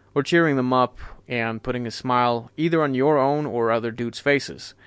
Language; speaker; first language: English; non-native, fluent; Persian